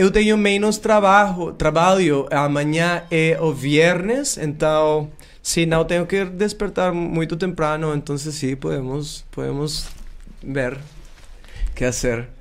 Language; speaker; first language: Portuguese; non-native, learner; Spanish